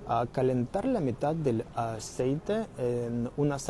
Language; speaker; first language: Spanish; non-native, learner; Russian